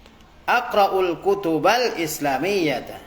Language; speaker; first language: Arabic; non-native, fluent; Indonesian